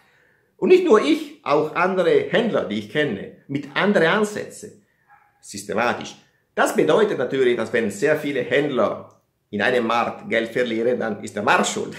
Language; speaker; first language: German; non-native, fluent; Italian